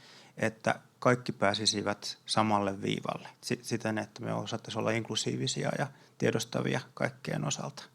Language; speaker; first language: Finnish; native; Finnish